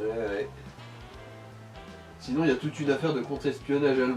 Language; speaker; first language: French; native; French